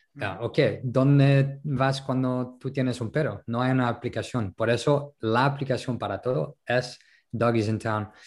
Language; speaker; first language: Spanish; non-native, local second language; French